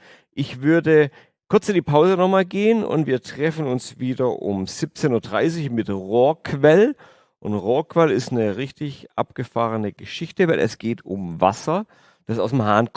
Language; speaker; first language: German; native; German